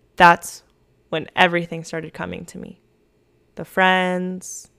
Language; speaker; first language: English; early bilingual, other home language; Spanish